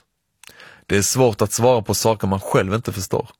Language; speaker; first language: Swedish; early bilingual, other home language; Persian